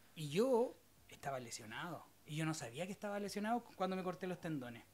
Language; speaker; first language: Spanish; native; Spanish